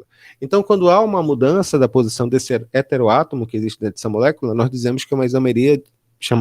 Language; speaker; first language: Portuguese; native; Portuguese